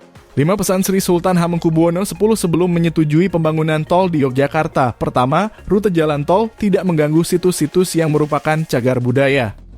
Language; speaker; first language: Indonesian; native; Indonesian